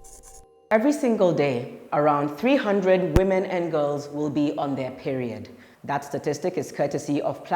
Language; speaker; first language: English; non-native, local second language; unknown